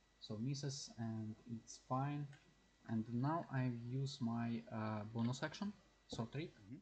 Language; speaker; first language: English; non-native, learner; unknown